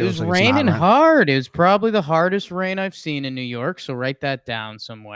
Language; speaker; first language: English; native; English